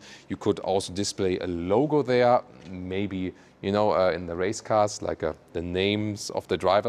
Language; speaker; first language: English; non-native, fluent; German